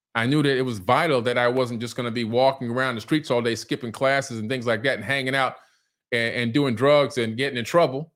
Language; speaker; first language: English; native; English